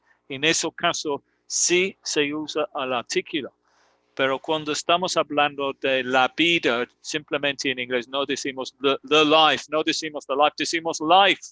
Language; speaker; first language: Spanish; non-native, fluent; English